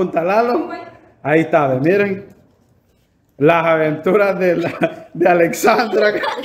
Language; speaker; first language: Spanish; native; Spanish